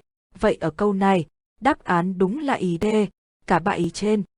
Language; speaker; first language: Vietnamese; native; Vietnamese